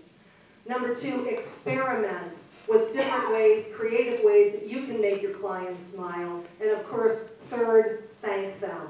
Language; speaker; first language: English; native; English